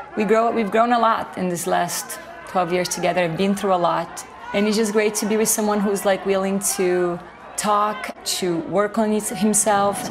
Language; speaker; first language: English; non-native, fluent; Portuguese